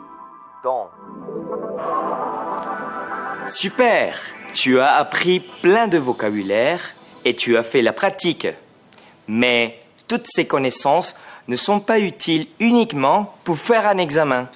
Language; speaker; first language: French; non-native, fluent; Spanish